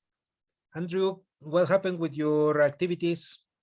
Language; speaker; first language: English; non-native, fluent; Spanish